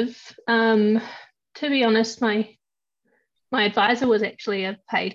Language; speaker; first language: English; native; English